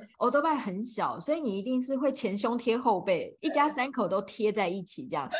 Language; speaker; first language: Chinese; native; Chinese